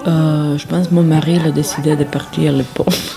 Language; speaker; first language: French; non-native, fluent; Serbian